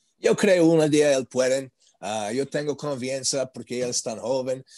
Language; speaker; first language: Spanish; non-native, learner; English